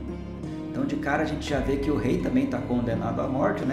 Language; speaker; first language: Portuguese; native; Portuguese